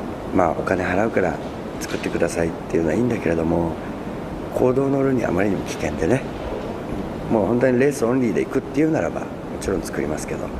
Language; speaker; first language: Japanese; native; Japanese